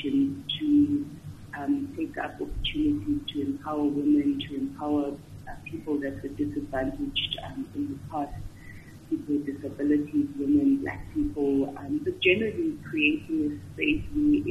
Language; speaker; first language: English; non-native, local second language; Xhosa